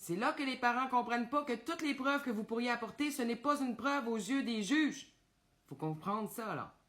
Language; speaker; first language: French; native; French